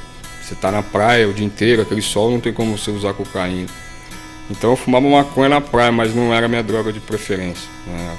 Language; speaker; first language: Portuguese; native; Portuguese